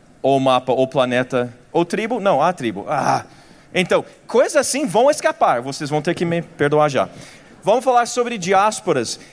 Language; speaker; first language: Portuguese; non-native, fluent; English